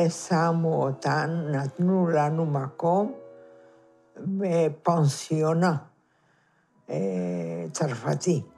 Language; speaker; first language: Hebrew; non-native, fluent; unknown